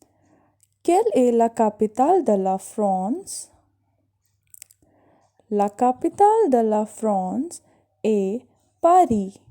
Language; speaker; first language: French; non-native, fluent; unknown